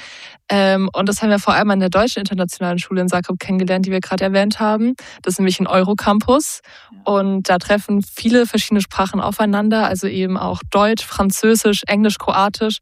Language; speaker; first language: German; native; German